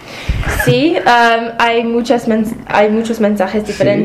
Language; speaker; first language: Spanish; non-native, fluent; English